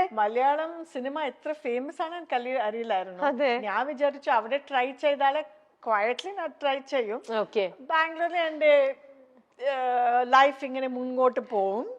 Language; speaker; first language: Malayalam; non-native, fluent; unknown